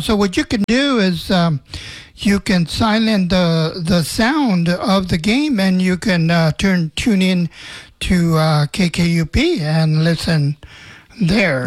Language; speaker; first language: English; native; English